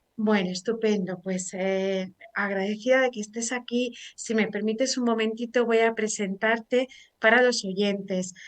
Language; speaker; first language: Spanish; native; Spanish